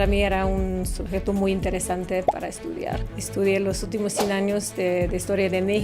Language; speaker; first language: Spanish; non-native, fluent; English